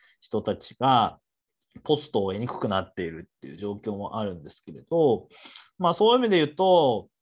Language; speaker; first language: Japanese; native; Japanese